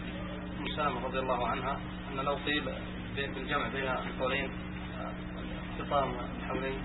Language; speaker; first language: Arabic; native; Arabic